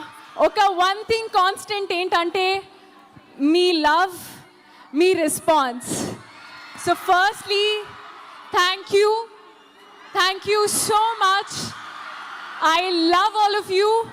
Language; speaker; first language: Telugu; non-native, learner; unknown